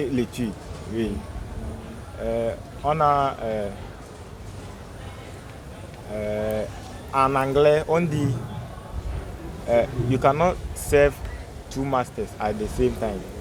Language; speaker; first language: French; non-native, learner; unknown